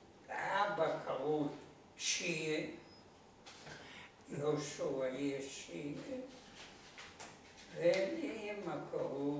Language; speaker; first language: Hebrew; non-native, learner; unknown